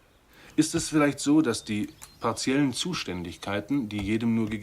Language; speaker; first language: German; native; German